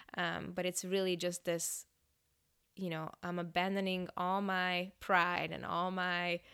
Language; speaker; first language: English; early bilingual, other home language; Hungarian